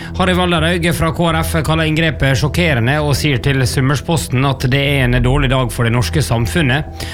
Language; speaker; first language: Norwegian; native; Norwegian